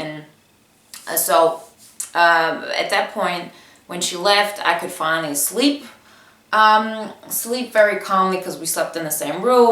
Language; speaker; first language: English; non-native, fluent; Bulgarian